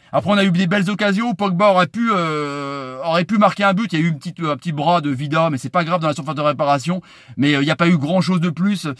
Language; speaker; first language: French; native; French